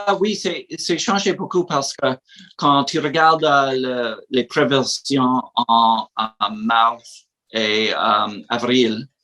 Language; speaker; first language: French; non-native, learner; English